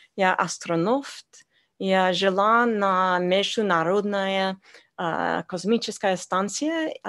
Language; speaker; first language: Russian; non-native, learner; English